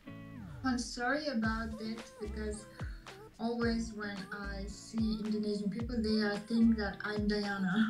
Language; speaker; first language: English; non-native, learner; Kazakh